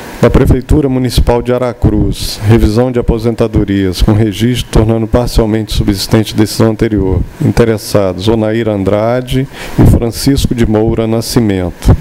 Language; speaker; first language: Portuguese; native; Portuguese